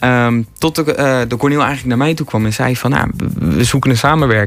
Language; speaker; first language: Dutch; native; Dutch